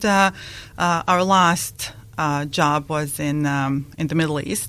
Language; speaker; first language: English; non-native, fluent; Bosnian